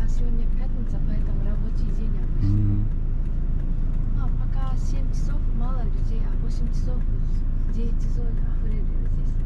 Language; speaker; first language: Russian; early bilingual, heritage; Russian